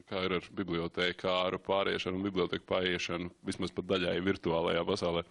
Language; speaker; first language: Latvian; native; Latvian